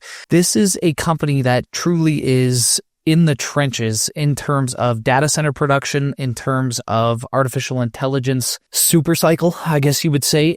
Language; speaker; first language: English; native; English